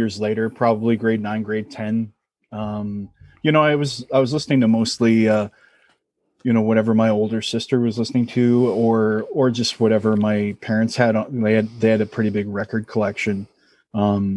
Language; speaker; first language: English; native; English